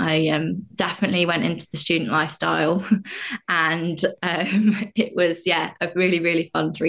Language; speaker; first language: English; native; English